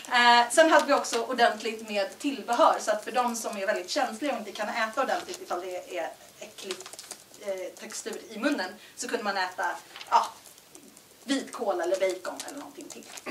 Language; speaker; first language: Swedish; native; Swedish